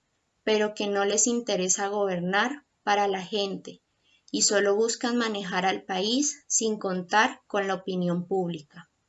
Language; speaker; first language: Spanish; native; Spanish